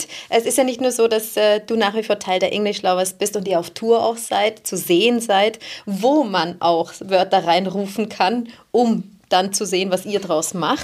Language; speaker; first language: German; native; German